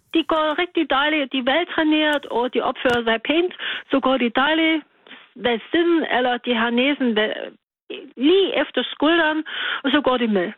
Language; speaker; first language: Danish; non-native, learner; German